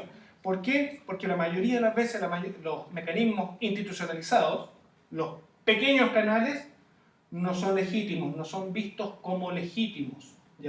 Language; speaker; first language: Spanish; native; Spanish